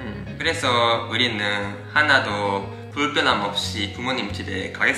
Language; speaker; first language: Korean; non-native, fluent; Japanese